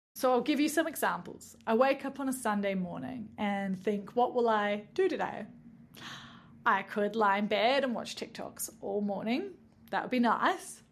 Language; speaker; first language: English; native; English